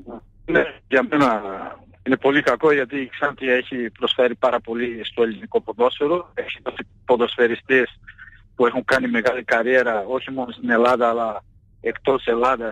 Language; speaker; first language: Greek; non-native, fluent; Portuguese